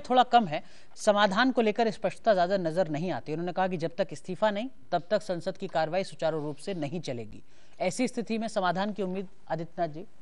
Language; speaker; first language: Hindi; native; Hindi